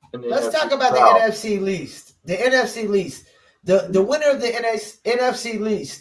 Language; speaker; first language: English; native; English